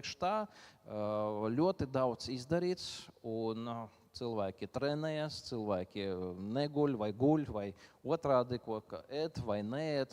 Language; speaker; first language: Latvian; non-native, local second language; Russian